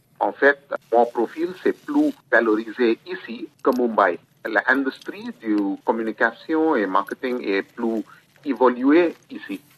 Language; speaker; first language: French; non-native, learner; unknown